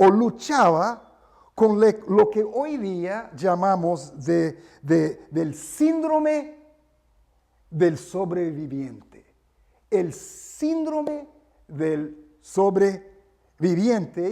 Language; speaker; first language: Spanish; non-native, fluent; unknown